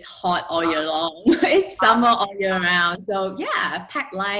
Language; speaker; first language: English; non-native, local second language; Chinese